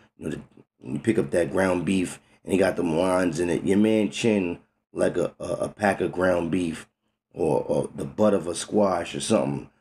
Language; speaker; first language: English; native; English